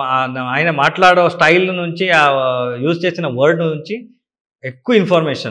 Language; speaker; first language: Telugu; non-native, learner; Kannada